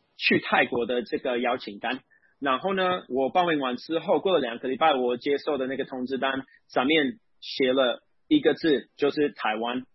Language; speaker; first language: Chinese; non-native, fluent; English